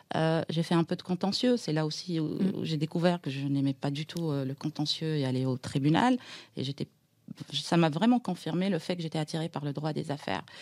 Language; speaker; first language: French; non-native, local second language; Arabic